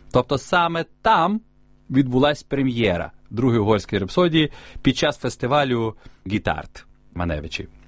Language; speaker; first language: Ukrainian; native; Ukrainian